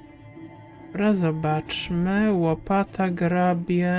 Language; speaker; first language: Polish; native; Polish